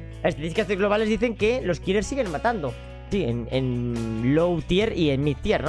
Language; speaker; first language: Spanish; native; Spanish